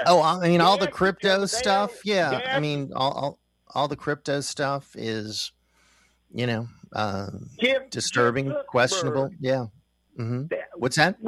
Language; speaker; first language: English; native; English